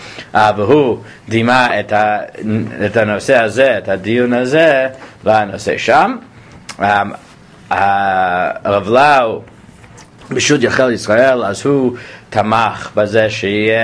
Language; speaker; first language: Hebrew; non-native, fluent; English